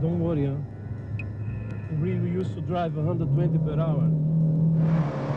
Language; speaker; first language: English; non-native, learner; Portuguese